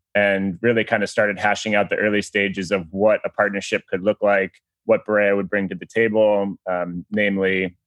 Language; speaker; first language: English; native; English